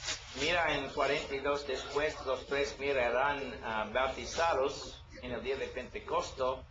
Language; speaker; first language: Spanish; non-native, learner; English